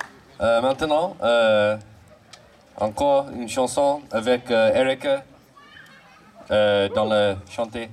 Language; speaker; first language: French; non-native, learner; English